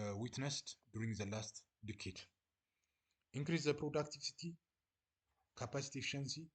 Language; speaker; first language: English; non-native, local second language; Amharic